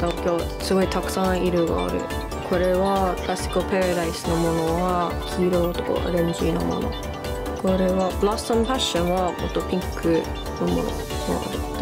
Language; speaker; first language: Japanese; non-native, learner; English